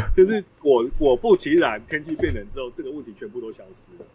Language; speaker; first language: Chinese; native; Chinese